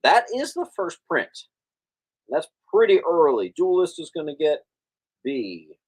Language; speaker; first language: English; native; English